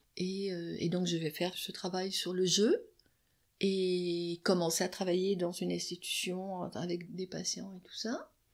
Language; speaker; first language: French; native; French